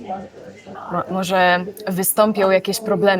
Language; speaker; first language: Polish; native; Polish